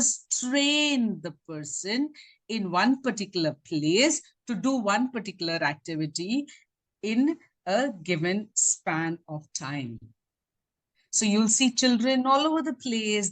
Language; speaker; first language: English; non-native, local second language; Tamil